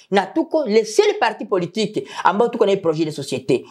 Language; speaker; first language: French; non-native, local second language; Swahili